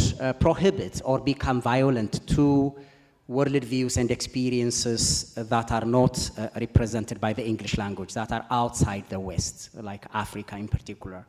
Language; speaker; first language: English; non-native, fluent; Amharic